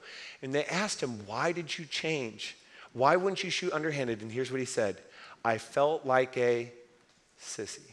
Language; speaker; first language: English; native; English